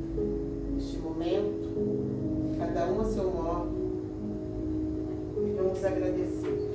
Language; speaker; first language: Portuguese; native; Portuguese